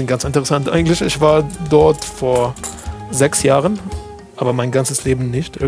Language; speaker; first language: German; non-native, fluent; Arabic